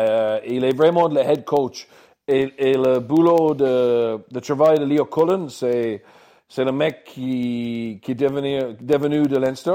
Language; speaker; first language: French; non-native, learner; English